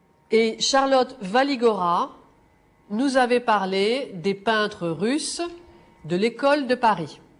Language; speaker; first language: French; native; French